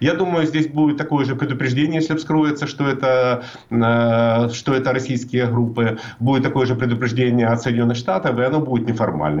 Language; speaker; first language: Russian; native; Russian